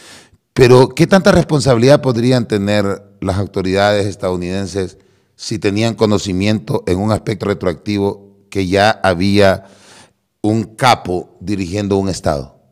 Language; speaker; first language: Spanish; native; Spanish